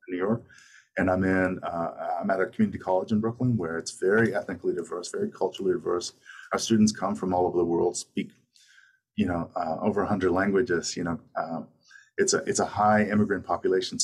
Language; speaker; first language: English; native; English